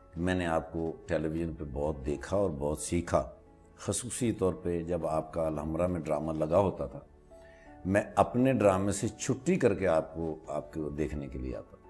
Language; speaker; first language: Urdu; non-native, local second language; Punjabi